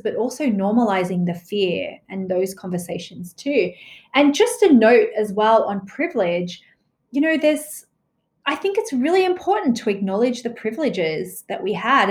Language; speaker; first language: English; native; English